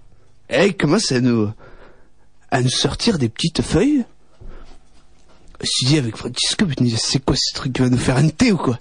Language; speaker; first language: French; native; French